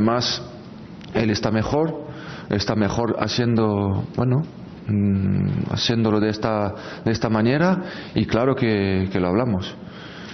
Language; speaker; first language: Spanish; non-native, fluent; French